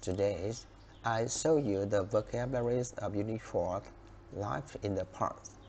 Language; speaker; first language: English; non-native, learner; Vietnamese